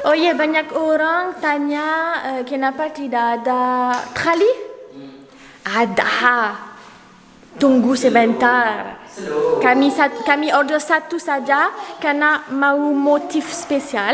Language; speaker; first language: Indonesian; non-native, learner; French